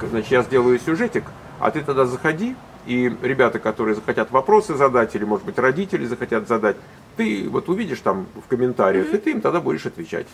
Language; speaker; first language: Russian; native; Russian